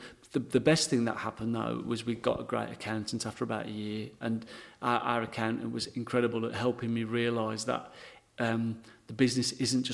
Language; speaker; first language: English; native; English